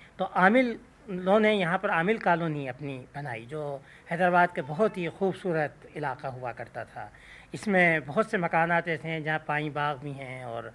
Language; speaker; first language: Urdu; non-native, local second language; Sindhi